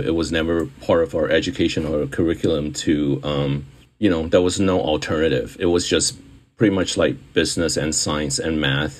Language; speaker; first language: English; non-native, local second language; Cantonese